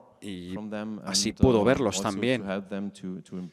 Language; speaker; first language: Spanish; non-native, learner; German